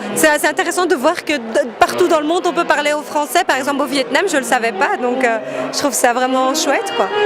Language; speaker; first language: French; native; French